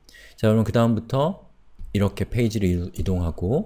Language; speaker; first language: Korean; native; Korean